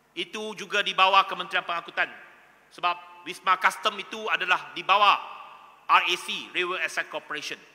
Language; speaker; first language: Malay; non-native, local second language; Chinese